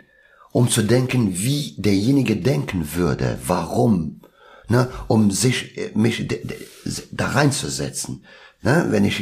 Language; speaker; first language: German; non-native, local second language; Albanian